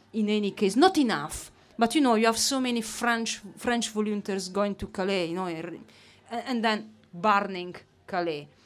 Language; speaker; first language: English; non-native, fluent; Italian